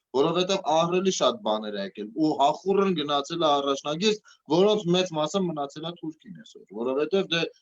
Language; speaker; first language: Armenian; native; Armenian